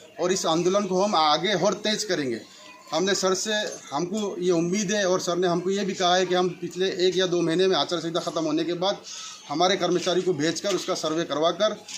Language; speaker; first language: Hindi; non-native, local second language; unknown